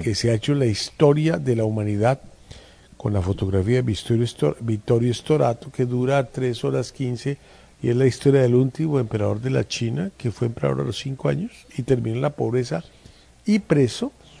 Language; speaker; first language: Spanish; native; Spanish